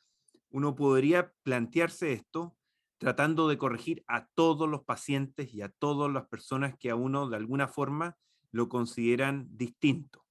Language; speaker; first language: Spanish; native; Spanish